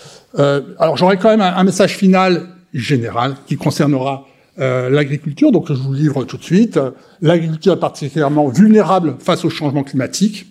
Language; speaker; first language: French; native; French